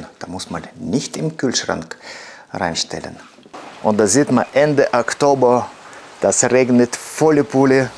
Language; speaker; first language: German; non-native, fluent; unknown